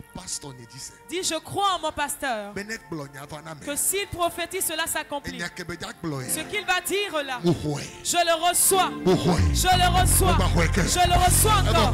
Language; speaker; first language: French; non-native, local second language; Ewe